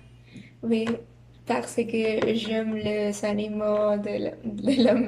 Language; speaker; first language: French; non-native, learner; Spanish